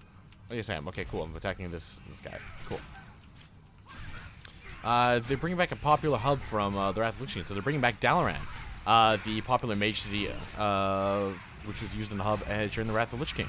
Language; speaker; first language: English; native; English